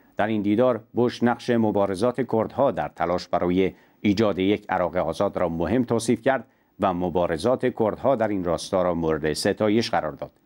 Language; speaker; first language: Persian; non-native, local second language; Central Kurdish